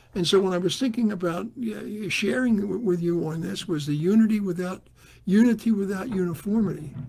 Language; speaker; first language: English; native; English